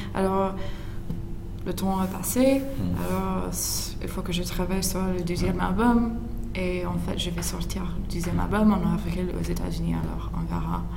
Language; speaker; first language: French; non-native, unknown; English